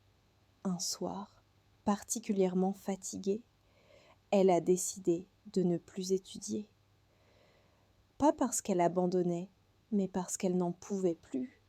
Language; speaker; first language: French; non-native, fluent; Hindi